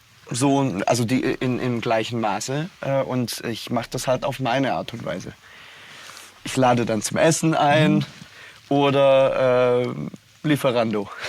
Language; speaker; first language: German; native; German